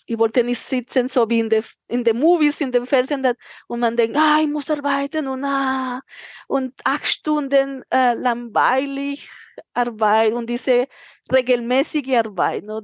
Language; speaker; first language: German; non-native, fluent; Spanish